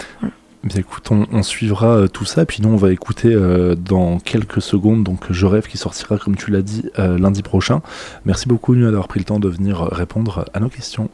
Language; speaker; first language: French; native; French